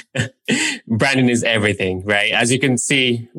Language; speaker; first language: English; non-native, local second language; Yoruba